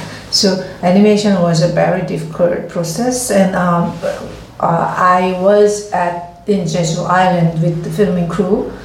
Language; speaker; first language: English; non-native, fluent; Korean